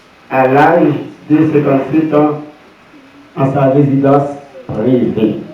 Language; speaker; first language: French; non-native, local second language; Haitian Creole